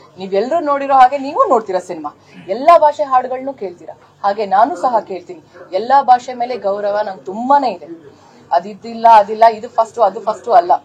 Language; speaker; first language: Kannada; native; Kannada